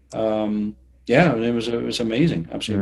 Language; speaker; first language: English; native; English